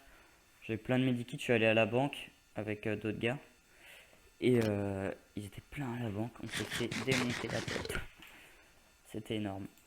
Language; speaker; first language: French; native; French